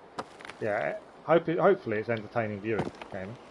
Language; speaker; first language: English; native; English